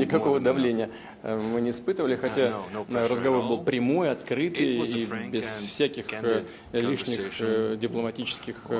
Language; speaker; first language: Russian; native; Russian